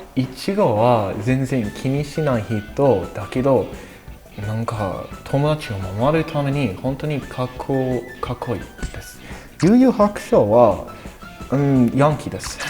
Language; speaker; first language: Japanese; non-native, learner; English